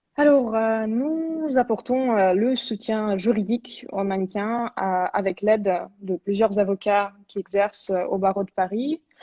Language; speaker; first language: French; non-native, fluent; Russian